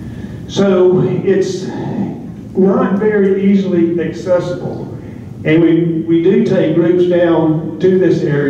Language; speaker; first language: English; native; English